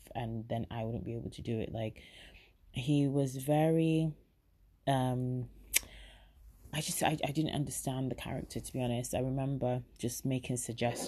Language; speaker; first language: English; native; English